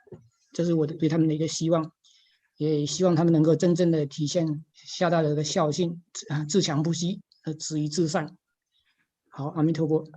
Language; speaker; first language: Chinese; native; Chinese